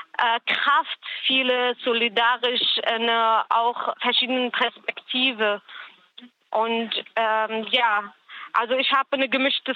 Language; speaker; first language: German; non-native, learner; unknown